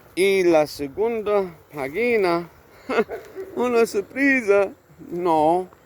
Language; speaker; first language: Spanish; non-native, learner; English